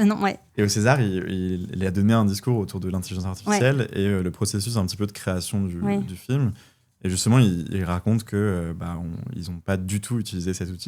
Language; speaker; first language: French; native; French